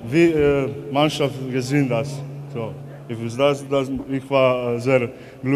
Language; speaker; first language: German; non-native, learner; Croatian